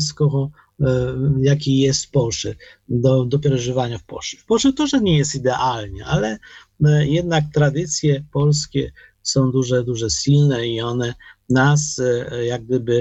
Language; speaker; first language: Polish; non-native, learner; Ukrainian